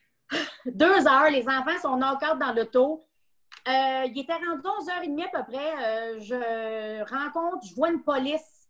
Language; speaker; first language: French; native; French